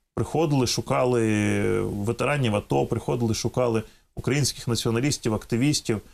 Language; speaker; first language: Ukrainian; native; Ukrainian